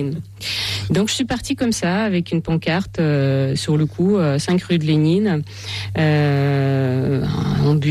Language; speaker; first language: French; non-native, fluent; Russian